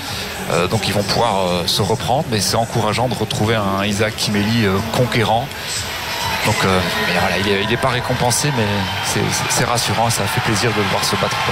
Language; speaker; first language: French; native; French